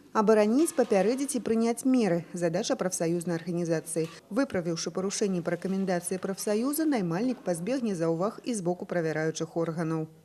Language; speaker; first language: Belarusian; non-native, local second language; Russian